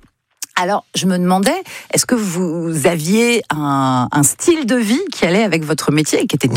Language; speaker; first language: French; native; French